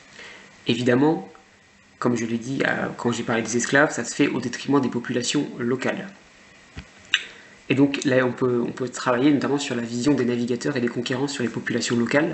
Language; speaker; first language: French; native; French